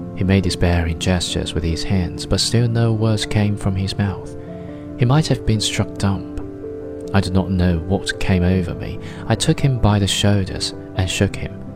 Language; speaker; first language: English; non-native, fluent; Chinese